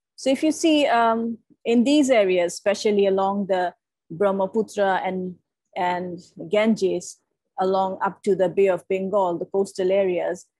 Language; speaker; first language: English; non-native, local second language; Bangla